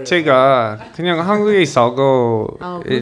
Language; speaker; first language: Korean; non-native, learner; English